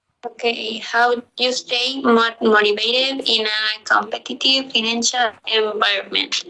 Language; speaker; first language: English; non-native, learner; Spanish